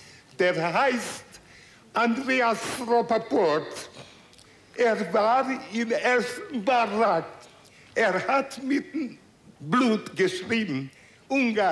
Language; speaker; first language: German; non-native, fluent; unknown